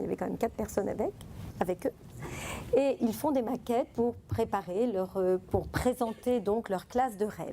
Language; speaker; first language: French; native; French